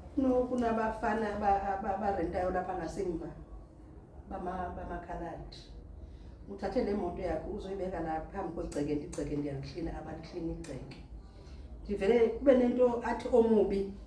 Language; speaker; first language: Zulu; non-native, local second language; Xhosa